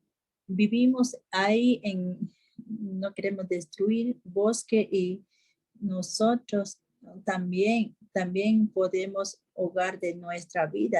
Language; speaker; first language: Spanish; non-native, local second language; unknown